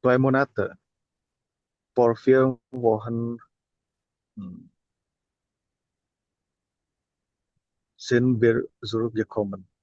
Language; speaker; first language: German; non-native, learner; Indonesian